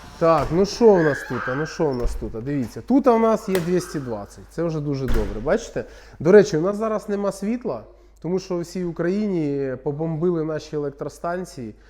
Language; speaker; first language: Ukrainian; non-native, local second language; Russian